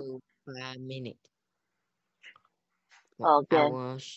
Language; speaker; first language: English; non-native, learner; Vietnamese